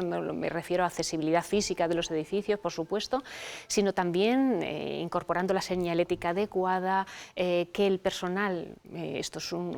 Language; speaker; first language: Spanish; native; Spanish